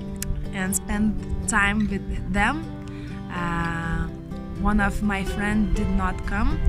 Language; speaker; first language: English; non-native, learner; Lithuanian